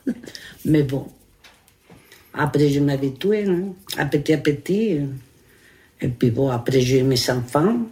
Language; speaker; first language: French; non-native, learner; Spanish